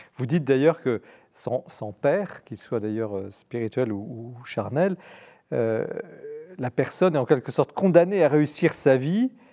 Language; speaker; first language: French; native; French